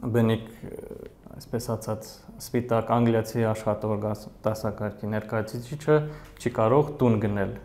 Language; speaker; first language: Armenian; early bilingual, heritage; Armenian